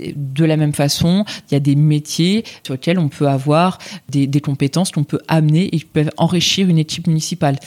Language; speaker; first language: French; native; French